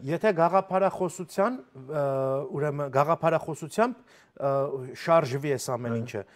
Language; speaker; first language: Armenian; native; Armenian